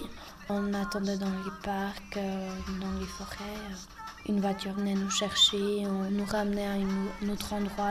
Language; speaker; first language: French; early bilingual, other home language; Bosnian